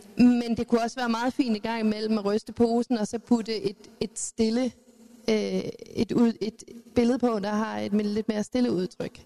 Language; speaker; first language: Danish; early bilingual, other home language; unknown